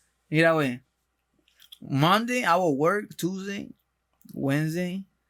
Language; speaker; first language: English; early bilingual, other home language; Spanish